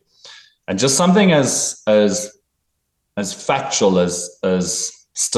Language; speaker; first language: English; native; English